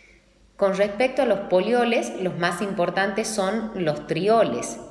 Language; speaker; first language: Spanish; native; Spanish